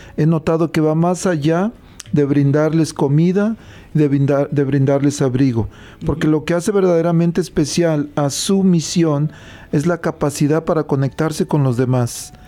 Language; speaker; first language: Spanish; native; Spanish